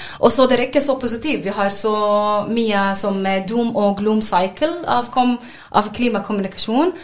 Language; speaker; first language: Norwegian; non-native, learner; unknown